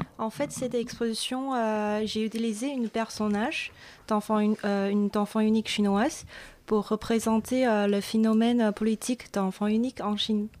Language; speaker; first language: French; non-native, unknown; Chinese